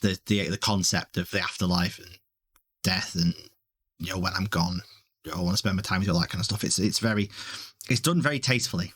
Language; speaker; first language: English; native; English